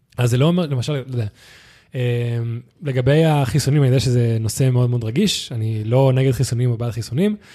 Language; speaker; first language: Hebrew; early bilingual, other home language; Spanish